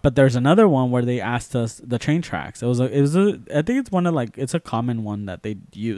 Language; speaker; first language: English; native; English